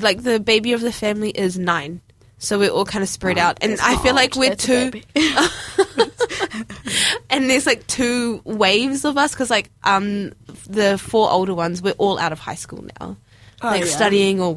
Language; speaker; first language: English; native; English